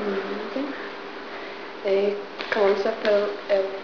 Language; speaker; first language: French; non-native, learner; English